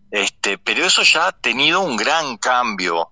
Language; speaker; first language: Spanish; native; Spanish